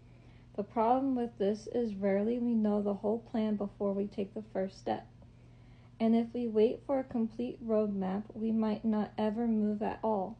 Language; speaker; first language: English; native; English